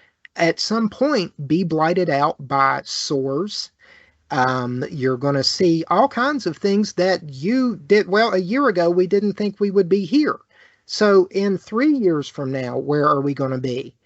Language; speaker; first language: English; native; English